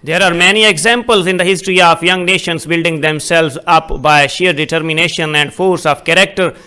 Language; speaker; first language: English; non-native, local second language; Urdu